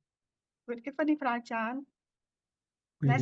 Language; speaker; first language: English; non-native, learner; Indonesian